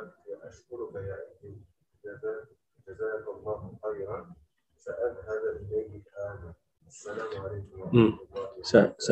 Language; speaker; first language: Arabic; non-native, learner; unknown